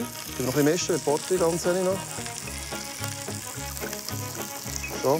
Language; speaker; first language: German; native; German